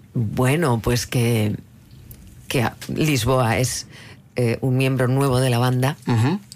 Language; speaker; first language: Spanish; native; Spanish